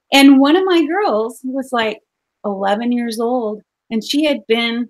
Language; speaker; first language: English; native; English